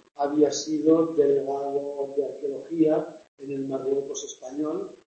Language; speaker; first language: Spanish; non-native, local second language; Catalan